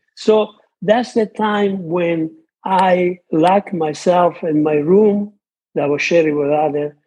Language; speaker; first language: English; non-native, fluent; Italian